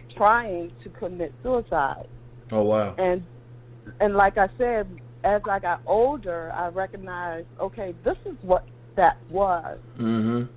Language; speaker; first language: English; native; English